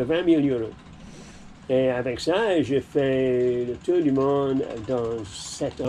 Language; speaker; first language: French; non-native, learner; English